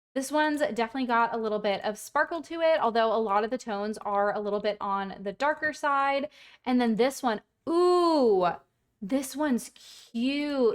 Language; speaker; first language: English; native; English